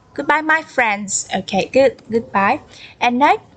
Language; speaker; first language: English; non-native, learner; Vietnamese